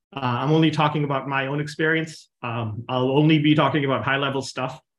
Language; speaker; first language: English; non-native, local second language; Punjabi